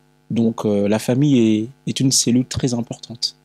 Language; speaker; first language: French; non-native, local second language; Lingala